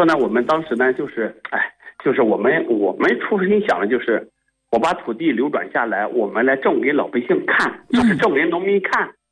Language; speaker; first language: Chinese; native; Chinese